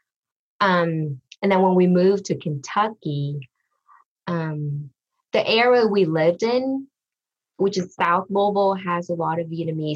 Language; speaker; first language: English; early bilingual, other home language; Vietnamese